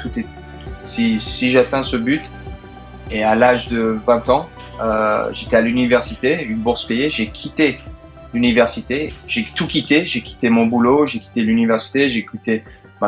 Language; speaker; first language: French; early bilingual, heritage; French